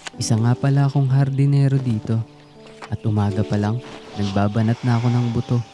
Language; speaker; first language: Filipino; native; Filipino